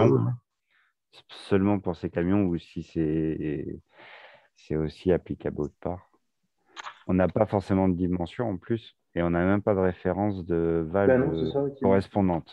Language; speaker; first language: French; native; French